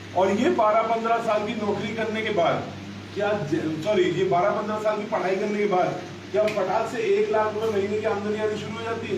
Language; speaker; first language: Hindi; non-native, local second language; Gujarati